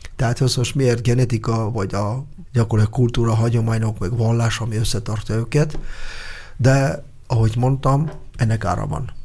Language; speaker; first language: Hungarian; non-native, fluent; Armenian